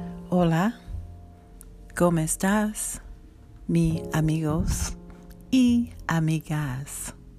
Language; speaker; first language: Spanish; non-native, learner; English